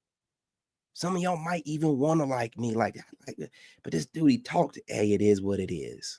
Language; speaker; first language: English; native; English